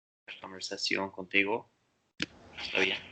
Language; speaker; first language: Spanish; non-native, learner; English